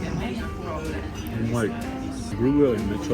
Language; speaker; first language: Japanese; non-native, fluent; French